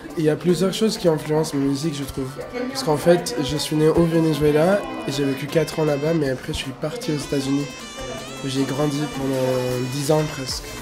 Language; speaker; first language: French; non-native, fluent; Spanish